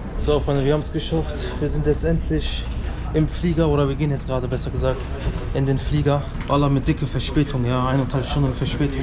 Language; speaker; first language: German; early bilingual, other home language; Turkish